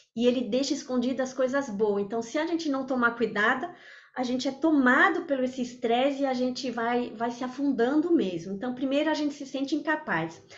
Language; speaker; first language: Portuguese; early bilingual, other home language; French